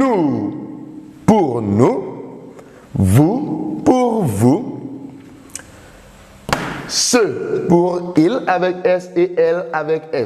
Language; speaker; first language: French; non-native, fluent; English